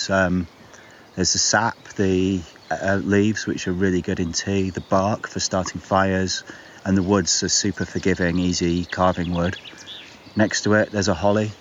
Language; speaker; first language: English; native; English